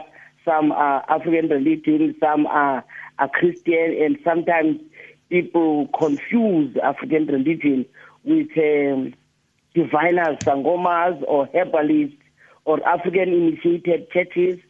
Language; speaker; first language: English; non-native, local second language; Xhosa